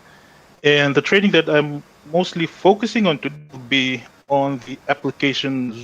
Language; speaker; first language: English; non-native, local second language; Fijian